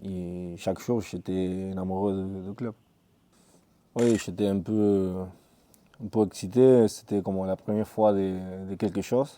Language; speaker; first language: French; non-native, fluent; Spanish